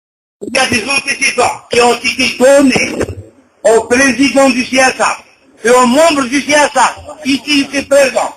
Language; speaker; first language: French; non-native, local second language; Arabic